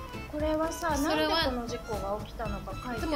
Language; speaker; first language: Japanese; native; Japanese